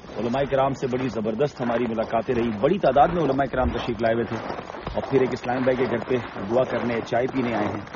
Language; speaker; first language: Urdu; native; Urdu